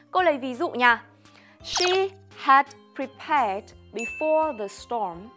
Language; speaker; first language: English; non-native, fluent; Vietnamese